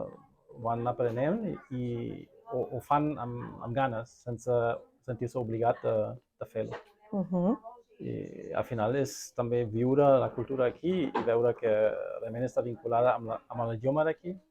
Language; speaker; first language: Catalan; non-native, fluent; German